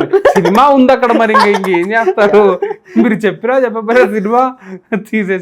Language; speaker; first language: Telugu; native; Telugu